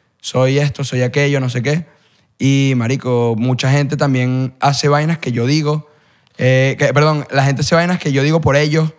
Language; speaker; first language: Spanish; native; Spanish